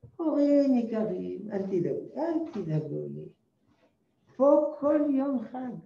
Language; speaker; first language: Hebrew; non-native, fluent; French